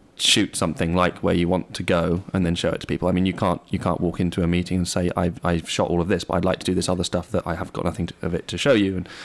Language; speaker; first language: English; native; English